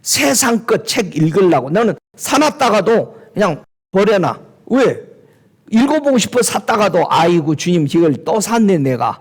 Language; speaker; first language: Korean; native; Korean